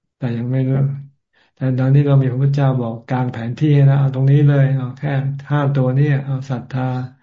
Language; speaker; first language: Thai; native; Thai